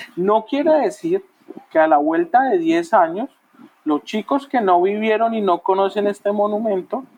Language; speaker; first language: Spanish; native; Spanish